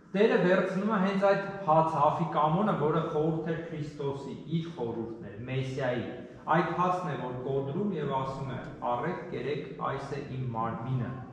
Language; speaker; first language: Armenian; native; Armenian